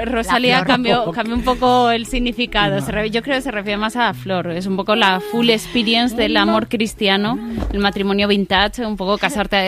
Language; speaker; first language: Spanish; native; Spanish